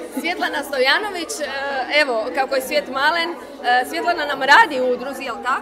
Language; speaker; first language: Croatian; native; Croatian